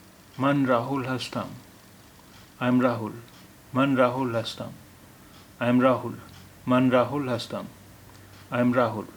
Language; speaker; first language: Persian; non-native, fluent; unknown